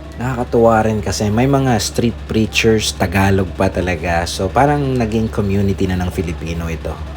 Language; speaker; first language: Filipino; non-native, local second language; Iloko